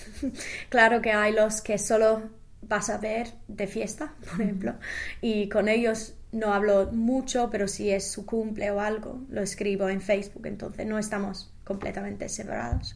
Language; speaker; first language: Spanish; non-native, fluent; English